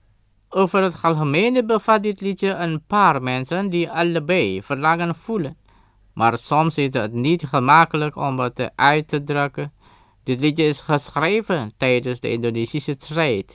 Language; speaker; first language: Dutch; non-native, fluent; Indonesian